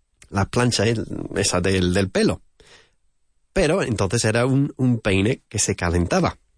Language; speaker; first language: Spanish; non-native, fluent; English